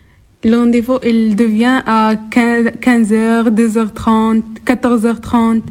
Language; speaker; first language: French; non-native, learner; Arabic